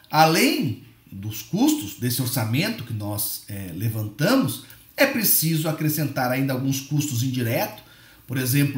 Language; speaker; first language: Portuguese; native; Portuguese